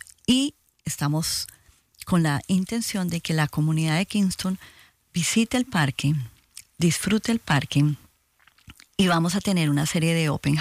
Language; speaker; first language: Spanish; native; Spanish